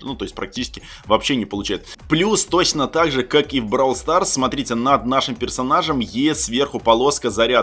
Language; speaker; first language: Russian; native; Russian